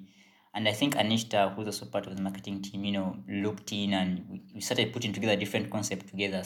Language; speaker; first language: English; non-native, local second language; Ganda